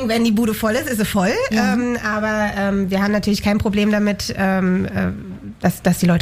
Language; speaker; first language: German; native; German